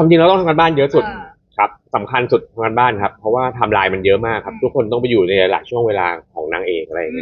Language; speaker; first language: Thai; native; Thai